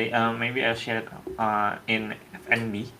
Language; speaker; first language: English; non-native, learner; Indonesian